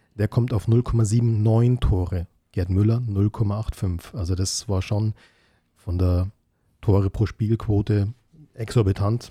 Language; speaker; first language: German; native; German